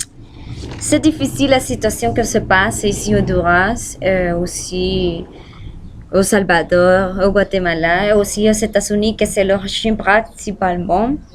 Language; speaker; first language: French; non-native, learner; Spanish